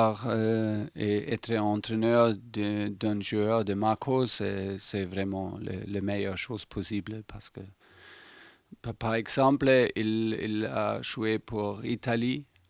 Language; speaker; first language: French; non-native, fluent; German